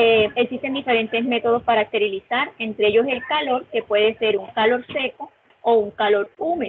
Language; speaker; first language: Spanish; native; Spanish